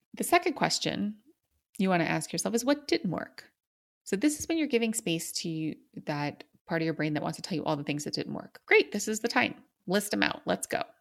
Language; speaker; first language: English; native; English